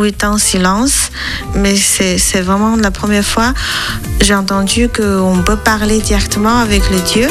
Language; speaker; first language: French; non-native, learner; Chinese